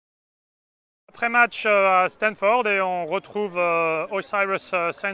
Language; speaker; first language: French; native; French